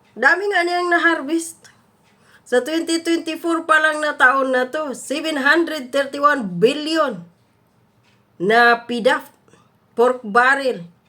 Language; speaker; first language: Filipino; native; Filipino